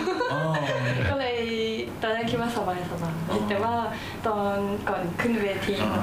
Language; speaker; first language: Thai; early bilingual, heritage; Japanese